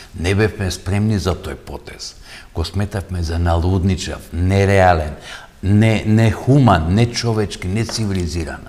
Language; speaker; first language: Macedonian; native; Macedonian